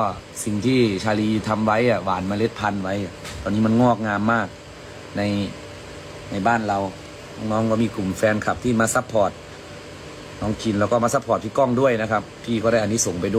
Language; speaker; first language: Thai; native; Thai